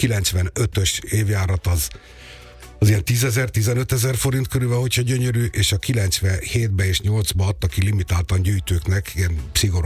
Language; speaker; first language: Hungarian; native; Hungarian